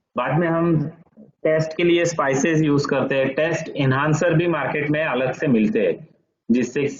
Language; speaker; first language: Hindi; non-native, local second language; Marathi